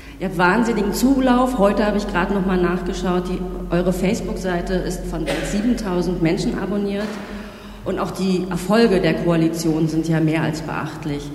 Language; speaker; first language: German; native; German